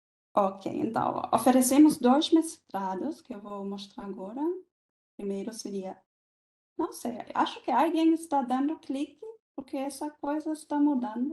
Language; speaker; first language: Portuguese; non-native, fluent; German